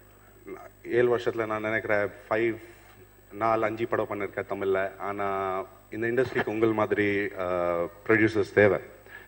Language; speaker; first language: Tamil; non-native, fluent; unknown